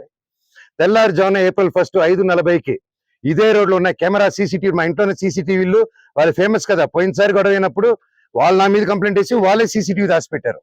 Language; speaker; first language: Telugu; native; Telugu